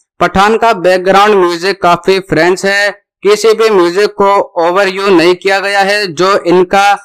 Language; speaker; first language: Hindi; native; Hindi